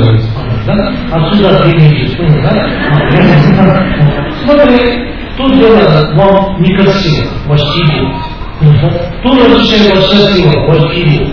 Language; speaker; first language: Russian; non-native, learner; Tibetan